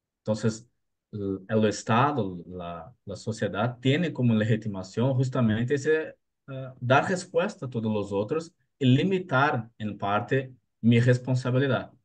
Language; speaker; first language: Spanish; non-native, learner; Portuguese